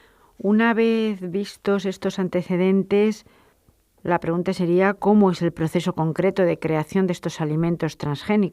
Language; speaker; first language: Spanish; native; Spanish